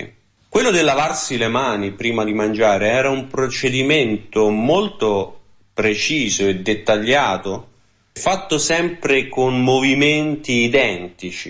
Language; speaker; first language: Italian; native; Italian